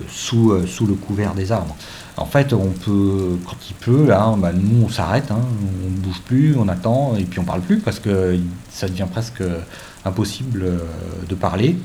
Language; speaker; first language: French; native; French